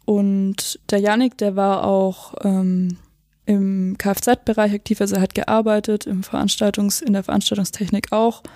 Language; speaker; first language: German; native; German